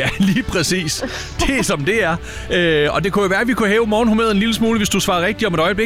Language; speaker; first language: Danish; native; Danish